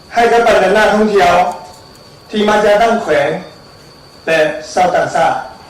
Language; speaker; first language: Lao; non-native, learner; Chinese